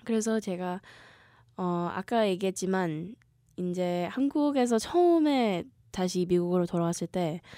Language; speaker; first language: Korean; early bilingual, heritage; Korean